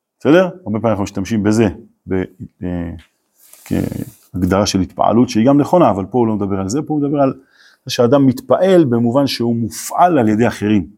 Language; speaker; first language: Hebrew; native; Hebrew